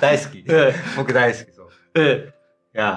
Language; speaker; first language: Japanese; native; Japanese